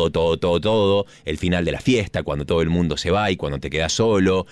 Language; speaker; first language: Spanish; native; Spanish